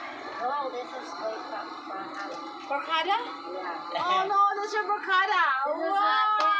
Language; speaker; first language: English; non-native, learner; Filipino